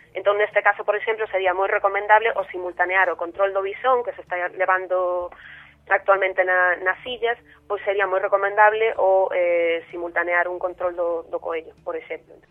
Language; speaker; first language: Galician; non-native, local second language; Spanish